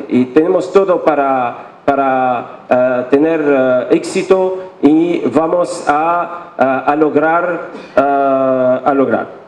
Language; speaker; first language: Spanish; non-native, fluent; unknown